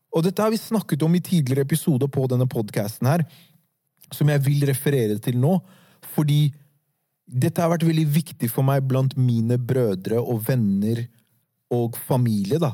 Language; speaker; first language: Norwegian; early bilingual, other home language; Arabic